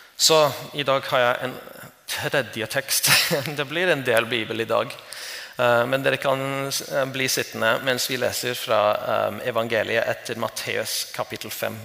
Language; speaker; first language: Norwegian; non-native, fluent; English